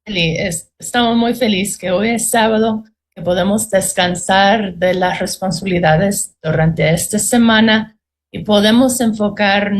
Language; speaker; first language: Spanish; non-native, fluent; English